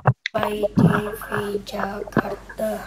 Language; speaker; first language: Arabic; non-native, learner; Indonesian